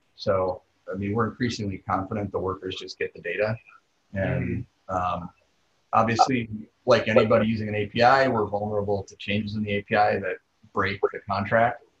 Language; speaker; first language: English; native; English